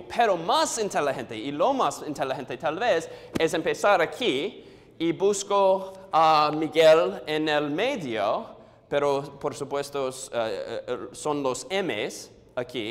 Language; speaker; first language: Spanish; non-native, learner; English